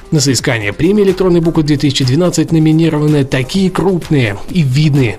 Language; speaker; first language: Russian; native; Russian